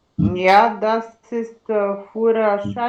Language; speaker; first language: German; non-native, learner; Macedonian